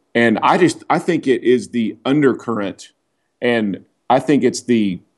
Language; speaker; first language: English; native; English